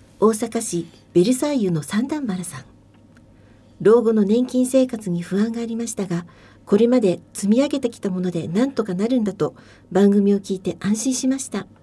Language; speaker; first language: Japanese; native; Japanese